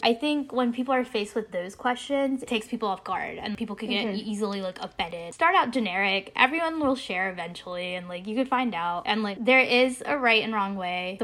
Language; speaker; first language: English; early bilingual, other home language; Bangla